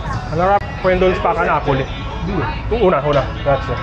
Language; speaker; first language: Italian; non-native, learner; Filipino